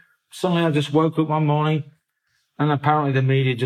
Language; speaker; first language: English; native; English